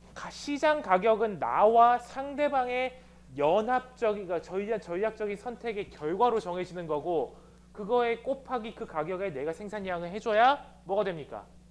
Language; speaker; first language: Korean; early bilingual, heritage; Korean